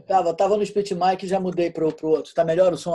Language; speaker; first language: Portuguese; native; Portuguese